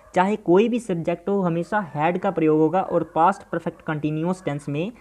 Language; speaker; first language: Hindi; non-native, local second language; Punjabi